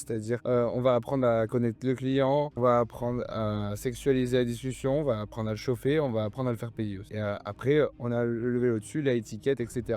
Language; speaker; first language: French; native; French